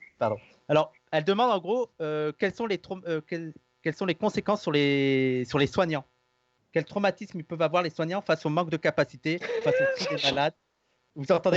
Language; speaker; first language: French; native; French